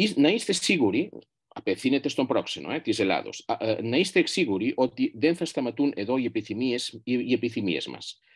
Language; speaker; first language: Greek; non-native, fluent; Catalan